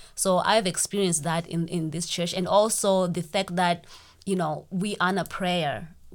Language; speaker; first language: English; non-native, local second language; Shona